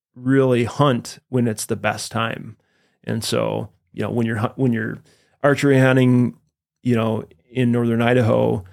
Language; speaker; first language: English; native; English